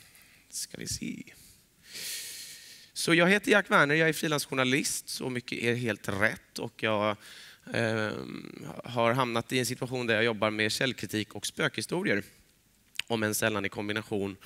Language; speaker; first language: Swedish; native; Swedish